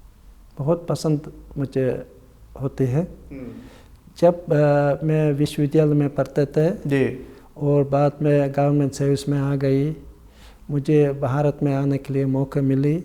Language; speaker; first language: Hindi; non-native, learner; Mongolian